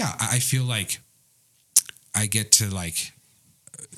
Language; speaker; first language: English; early bilingual, other home language; Spanish